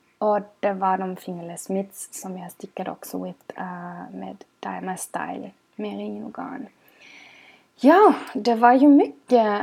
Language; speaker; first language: Swedish; non-native, fluent; German